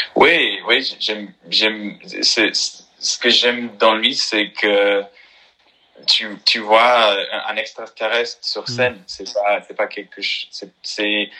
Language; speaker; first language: French; non-native, fluent; English